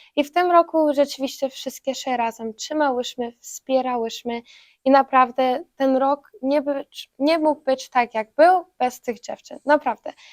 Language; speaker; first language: Polish; early bilingual, heritage; Polish